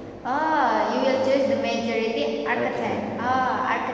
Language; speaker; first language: English; non-native, learner; Indonesian